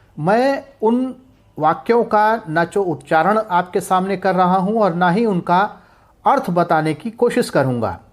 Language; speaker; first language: Hindi; native; Hindi